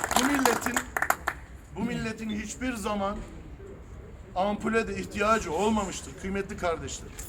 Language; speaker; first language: Turkish; early bilingual, heritage; Turkish